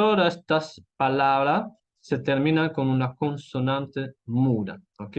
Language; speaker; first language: Spanish; non-native, fluent; French